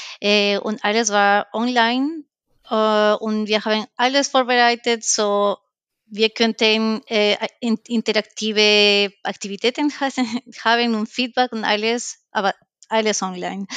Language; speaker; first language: German; non-native, learner; Spanish